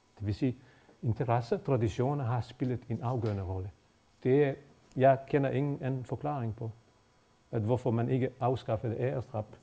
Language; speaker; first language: Danish; non-native, fluent; Bosnian